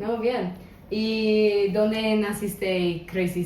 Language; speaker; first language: Spanish; non-native, local second language; English